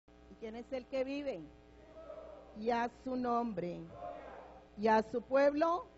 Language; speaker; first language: Spanish; native; Spanish